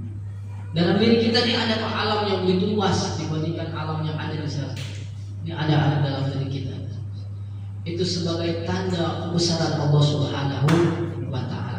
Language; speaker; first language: Indonesian; native; Indonesian